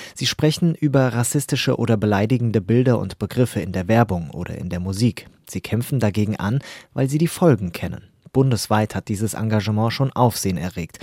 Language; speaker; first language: German; native; German